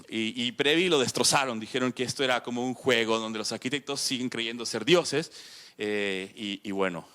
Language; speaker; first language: Spanish; native; Spanish